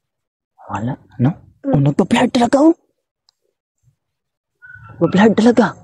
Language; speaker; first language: Filipino; non-native, local second language; Cebuano